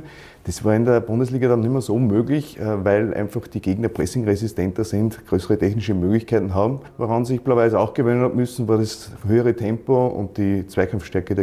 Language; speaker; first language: German; native; German